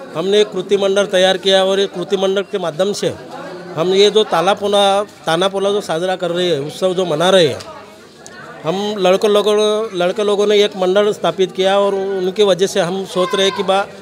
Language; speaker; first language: Hindi; non-native, local second language; Marathi